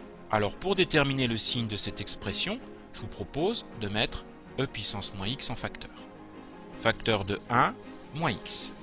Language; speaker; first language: French; native; French